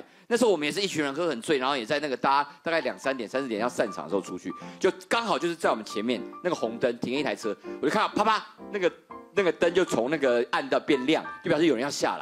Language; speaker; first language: Chinese; native; Chinese